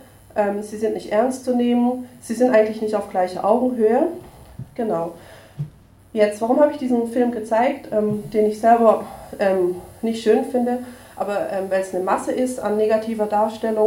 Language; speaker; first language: German; native; German